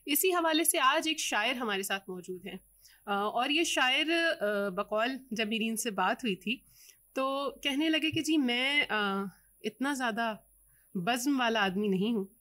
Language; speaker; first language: Urdu; native; Urdu